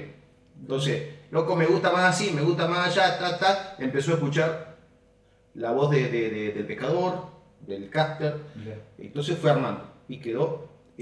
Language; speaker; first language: Spanish; native; Spanish